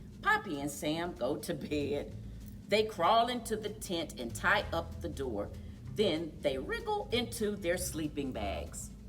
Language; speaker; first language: English; native; English